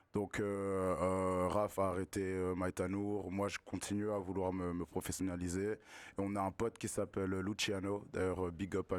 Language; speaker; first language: French; native; French